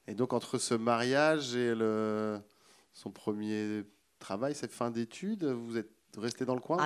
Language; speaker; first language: French; native; French